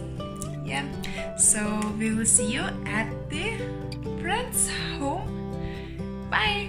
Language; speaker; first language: English; non-native, learner; Lithuanian